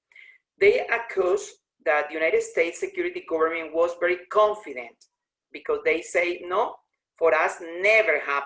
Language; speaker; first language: English; non-native, learner; Spanish